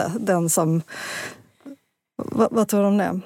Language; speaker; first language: Swedish; native; Swedish